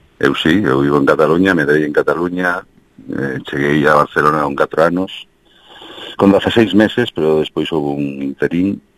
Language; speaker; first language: Galician; early bilingual, heritage; Galician